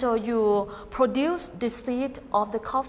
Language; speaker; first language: English; non-native, fluent; Thai